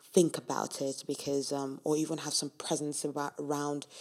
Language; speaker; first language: English; non-native, local second language; Yoruba